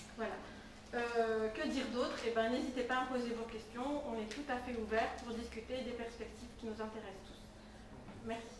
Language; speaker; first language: French; non-native, local second language; Arabic